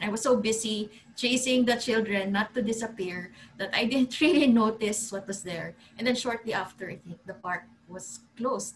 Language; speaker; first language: English; non-native, local second language; Cebuano